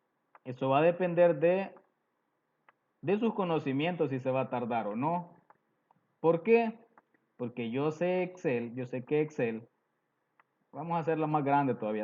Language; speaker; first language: Spanish; native; Spanish